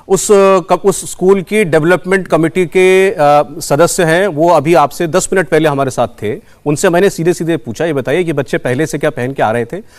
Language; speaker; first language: Hindi; native; Hindi